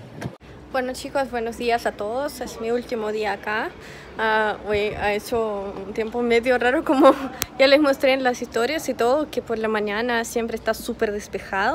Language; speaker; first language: Spanish; non-native, fluent; Russian